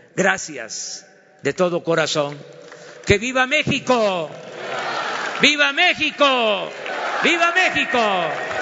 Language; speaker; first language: Spanish; native; Spanish